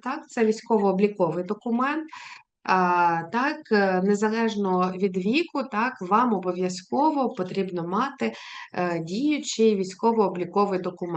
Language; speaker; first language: Ukrainian; native; Ukrainian